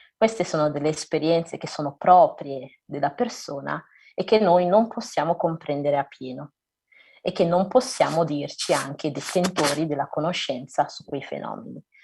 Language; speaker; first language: Italian; early bilingual, other home language; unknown